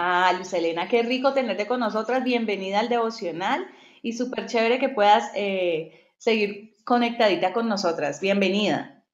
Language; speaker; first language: Spanish; native; Spanish